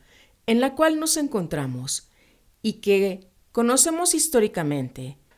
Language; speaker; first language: Spanish; native; Spanish